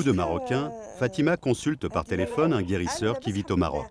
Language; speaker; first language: French; native; French